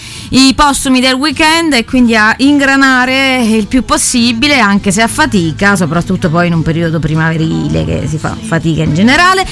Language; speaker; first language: Italian; native; Italian